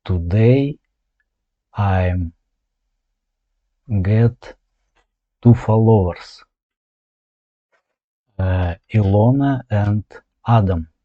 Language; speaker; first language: English; non-native, learner; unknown